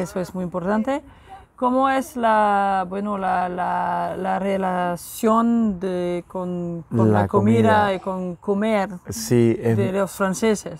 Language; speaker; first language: Spanish; non-native, fluent; French